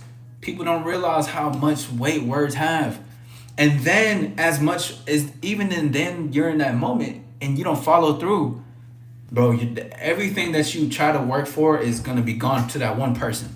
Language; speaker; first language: English; native; English